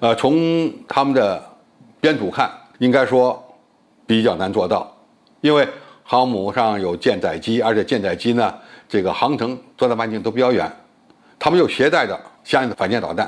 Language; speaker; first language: Chinese; native; Chinese